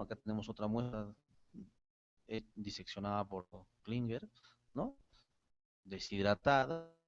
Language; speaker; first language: Spanish; native; Spanish